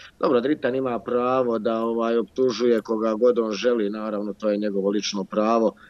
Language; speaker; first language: Bosnian; native; Bosnian